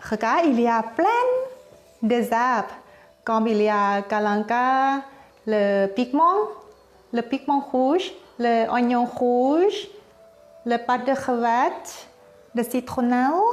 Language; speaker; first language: French; non-native, learner; Thai